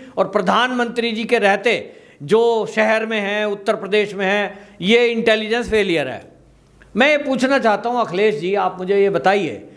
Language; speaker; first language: Hindi; native; Hindi